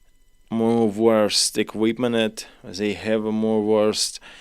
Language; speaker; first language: English; non-native, learner; Ukrainian